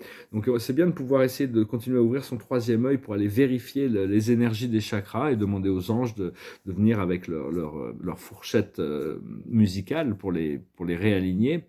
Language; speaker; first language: French; native; French